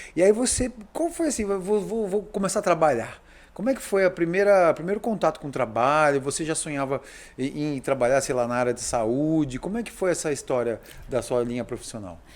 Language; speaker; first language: Portuguese; native; Portuguese